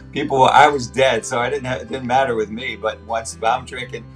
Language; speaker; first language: English; native; English